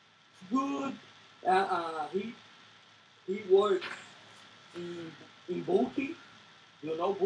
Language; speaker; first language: English; non-native, learner; Portuguese